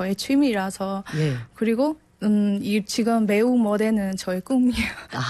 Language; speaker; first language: Korean; non-native, learner; Burmese